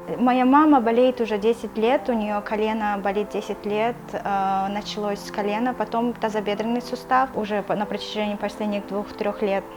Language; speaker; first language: Russian; non-native, local second language; Kyrgyz